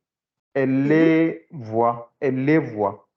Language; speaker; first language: French; non-native, learner; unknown